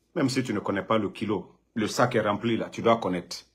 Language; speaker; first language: French; non-native, local second language; Mandingo